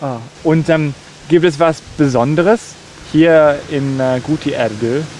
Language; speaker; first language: German; non-native, fluent; English